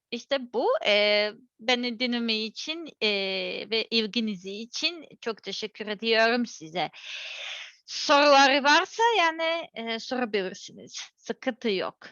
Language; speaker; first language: Turkish; non-native, learner; Serbian